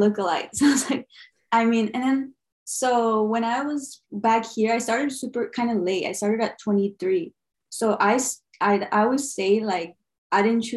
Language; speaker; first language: English; early bilingual, other home language; Armenian